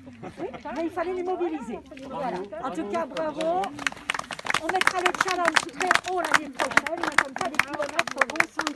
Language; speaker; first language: French; native; French